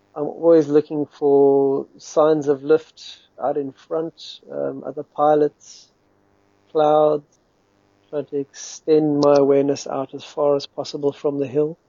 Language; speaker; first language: English; native; English